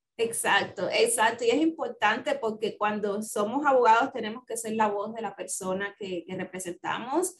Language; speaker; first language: Spanish; native; Spanish